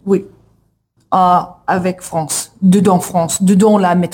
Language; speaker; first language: French; non-native, learner; English